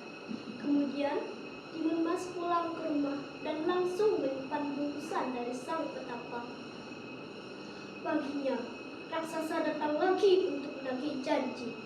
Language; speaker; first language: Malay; non-native, local second language; Balinese